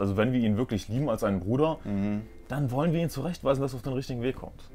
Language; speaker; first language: German; native; German